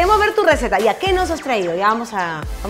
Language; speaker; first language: Spanish; native; Spanish